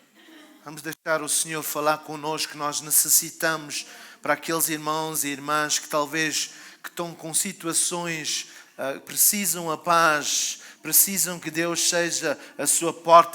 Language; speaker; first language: Portuguese; native; Portuguese